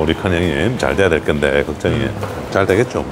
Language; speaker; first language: Korean; native; Korean